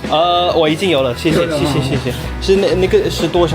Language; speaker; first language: Chinese; non-native, learner; English